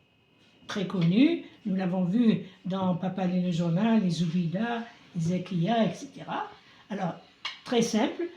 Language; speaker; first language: French; non-native, local second language; Arabic